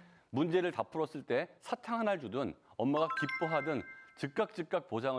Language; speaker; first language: Korean; native; Korean